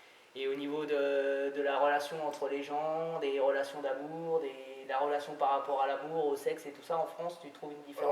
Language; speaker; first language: French; native; French